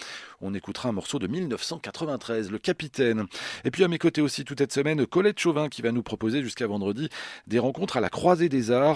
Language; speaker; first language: French; native; French